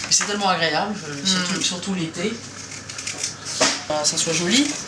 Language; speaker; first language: French; native; French